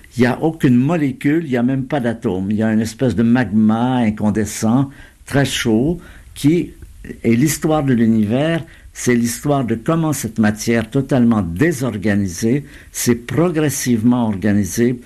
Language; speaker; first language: French; native; French